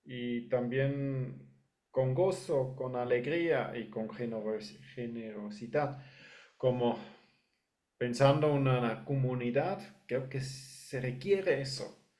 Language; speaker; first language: Spanish; non-native, fluent; English